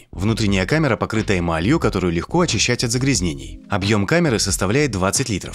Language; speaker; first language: Russian; native; Russian